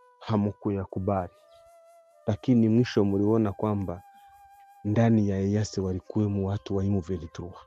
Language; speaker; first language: Swahili; non-native, local second language; Kinyarwanda